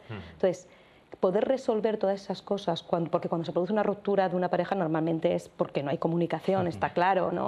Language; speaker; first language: Spanish; native; Spanish